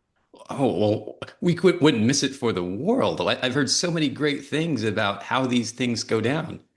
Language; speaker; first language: English; native; English